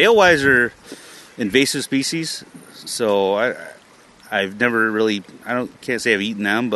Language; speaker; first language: English; native; English